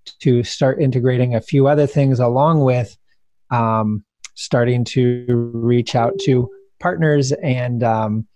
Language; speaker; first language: English; native; English